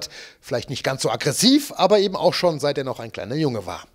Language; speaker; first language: German; native; German